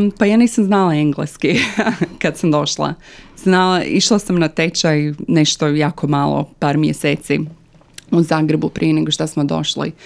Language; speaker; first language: Croatian; early bilingual, other home language; English